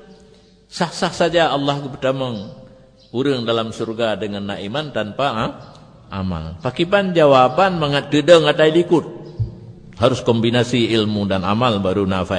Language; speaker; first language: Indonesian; non-native, local second language; Achinese